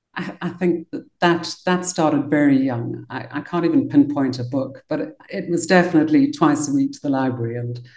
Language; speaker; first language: English; native; English